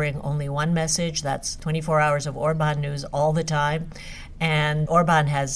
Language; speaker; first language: English; non-native, fluent; Hungarian